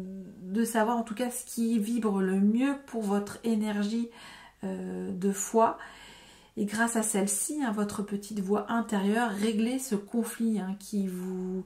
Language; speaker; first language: French; native; French